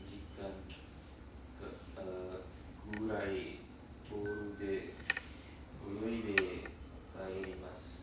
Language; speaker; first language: Japanese; non-native, learner; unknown